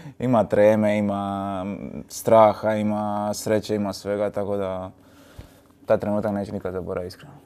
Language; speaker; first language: Croatian; native; Croatian